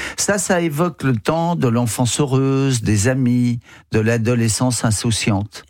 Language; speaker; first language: French; native; French